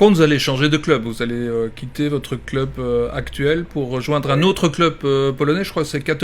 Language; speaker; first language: French; native; French